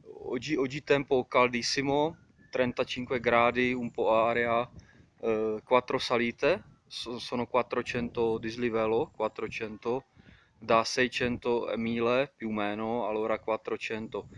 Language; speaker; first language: Italian; non-native, fluent; Czech